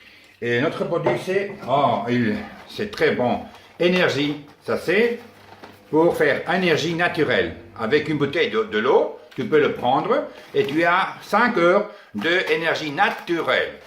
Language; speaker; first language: French; non-native, learner; Spanish